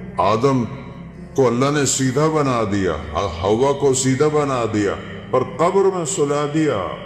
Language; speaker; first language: Urdu; non-native, local second language; Punjabi